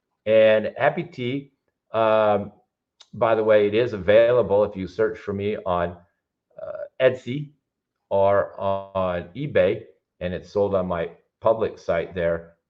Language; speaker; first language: English; native; English